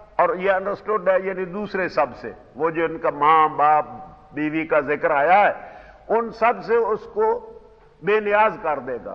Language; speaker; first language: Urdu; non-native, local second language; Punjabi